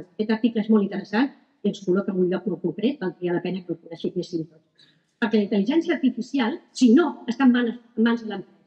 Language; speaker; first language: Catalan; native; Catalan